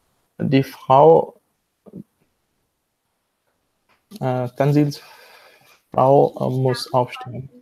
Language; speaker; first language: German; non-native, learner; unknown